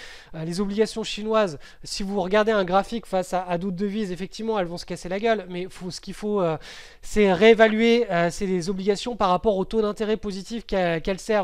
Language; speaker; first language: French; native; French